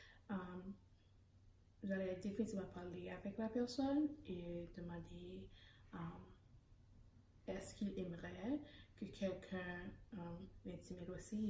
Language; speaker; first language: French; early bilingual, heritage; Haitian Creole